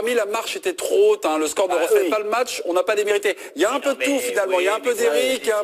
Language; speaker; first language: French; native; French